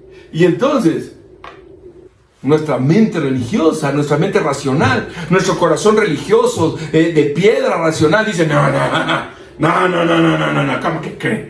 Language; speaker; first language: Spanish; native; Spanish